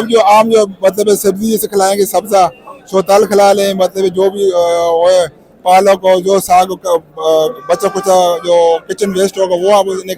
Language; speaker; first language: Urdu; non-native, local second language; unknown